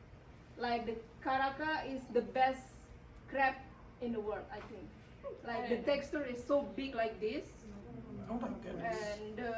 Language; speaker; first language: English; non-native, local second language; Indonesian